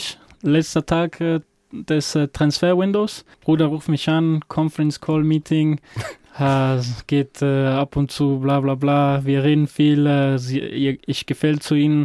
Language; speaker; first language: German; non-native, fluent; Croatian